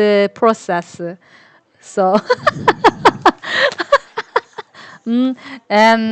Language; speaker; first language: English; non-native, learner; Korean